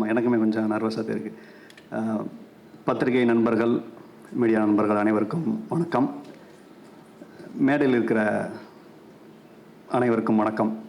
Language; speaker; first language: Tamil; native; Tamil